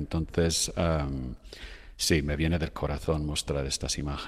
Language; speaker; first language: Spanish; non-native, fluent; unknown